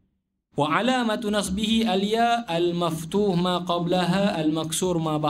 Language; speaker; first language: Arabic; non-native, fluent; Malay